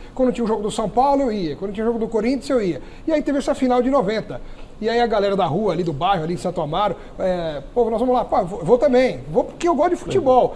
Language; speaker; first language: Portuguese; native; Portuguese